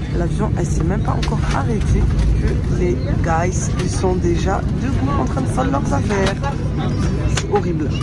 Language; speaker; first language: French; early bilingual, other home language; Fula